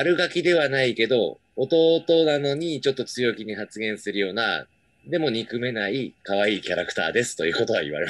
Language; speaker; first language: Japanese; native; Japanese